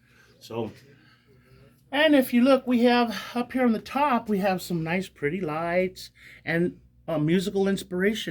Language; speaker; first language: English; native; English